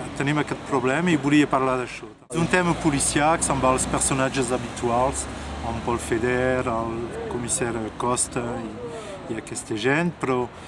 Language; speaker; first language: Catalan; non-native, local second language; French